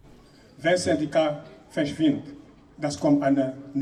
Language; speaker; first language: German; non-native, learner; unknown